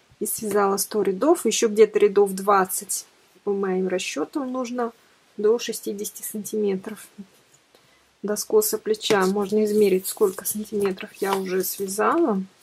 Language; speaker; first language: Russian; native; Russian